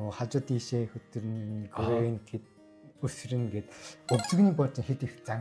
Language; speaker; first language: Mongolian; non-native, fluent; Japanese